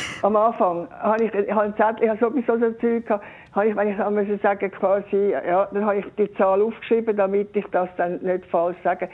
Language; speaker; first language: German; native; German